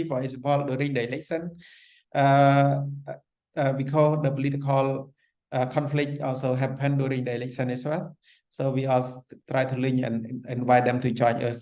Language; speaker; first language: English; non-native, fluent; Khmer